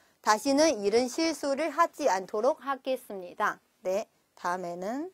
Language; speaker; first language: Korean; non-native, fluent; Chinese